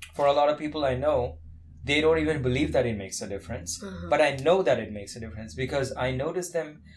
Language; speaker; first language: English; non-native, local second language; Bangla